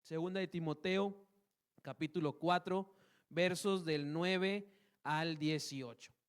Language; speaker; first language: Spanish; native; Spanish